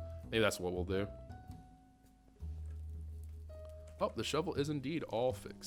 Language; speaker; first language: English; native; English